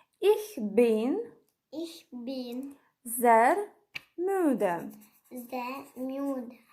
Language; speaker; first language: German; non-native, fluent; Ukrainian